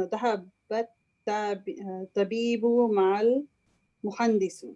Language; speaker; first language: Arabic; non-native, learner; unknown